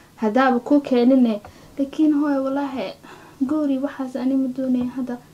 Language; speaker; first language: Somali; early bilingual, heritage; Somali